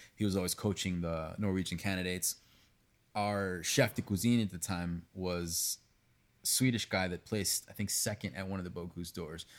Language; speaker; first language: English; early bilingual, other home language; Spanish